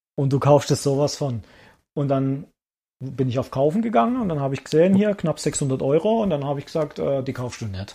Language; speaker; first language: German; early bilingual, other home language; Italian